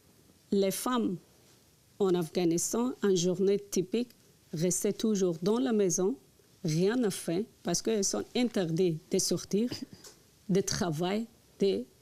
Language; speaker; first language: French; non-native, learner; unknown